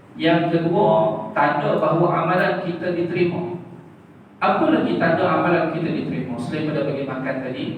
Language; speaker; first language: Malay; native; Malay